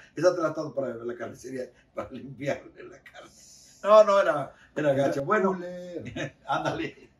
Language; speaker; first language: Spanish; native; Spanish